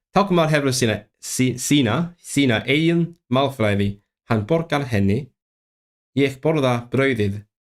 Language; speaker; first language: Icelandic; non-native, learner; Chinese